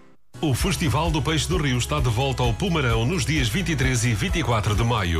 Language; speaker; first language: Portuguese; native; Portuguese